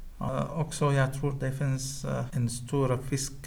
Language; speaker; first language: Swedish; non-native, learner; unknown